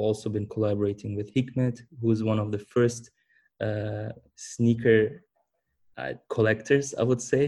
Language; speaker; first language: English; early bilingual, other home language; German